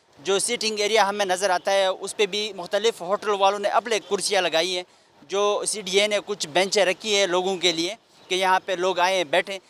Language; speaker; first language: Urdu; non-native, local second language; Pashto